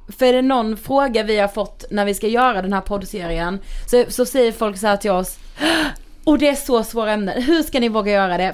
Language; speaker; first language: Swedish; native; Swedish